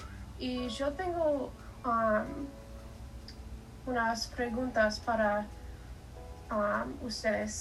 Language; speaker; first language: Spanish; non-native, learner; English